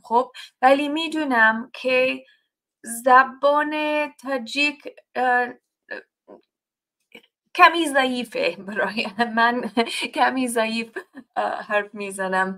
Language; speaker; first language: Persian; non-native, fluent; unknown